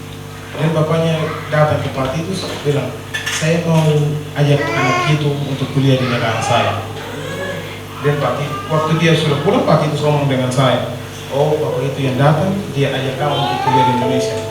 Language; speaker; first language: Indonesian; non-native, learner; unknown